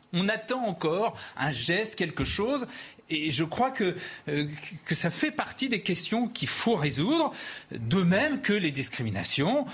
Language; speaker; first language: French; native; French